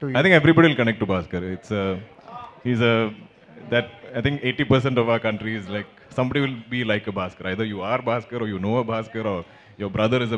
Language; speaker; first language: Telugu; non-native, learner; Malayalam